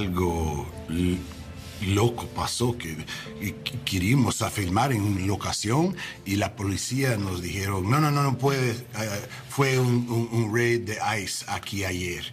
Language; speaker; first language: Spanish; non-native, learner; English